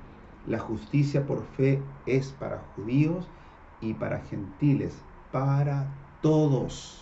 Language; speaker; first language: Spanish; native; Spanish